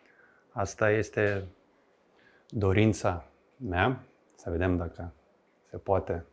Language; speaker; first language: Romanian; non-native, fluent; Lithuanian